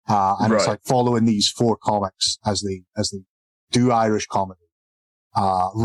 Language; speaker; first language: English; native; English